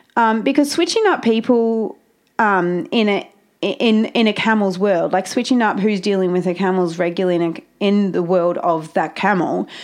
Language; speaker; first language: English; native; English